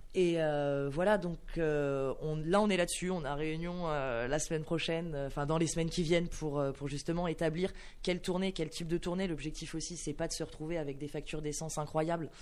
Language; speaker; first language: French; native; French